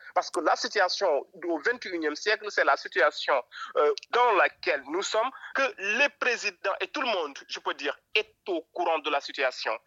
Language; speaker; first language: French; non-native, local second language; Wolof